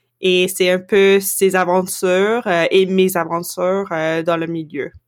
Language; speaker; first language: French; non-native, local second language; English